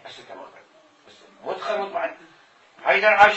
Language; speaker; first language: Arabic; native; Arabic